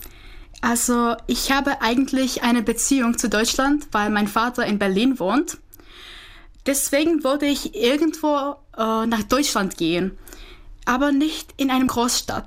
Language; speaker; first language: German; non-native, fluent; Czech